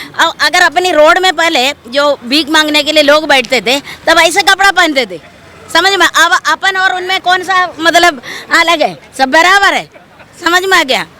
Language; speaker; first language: Hindi; non-native, local second language; Malayalam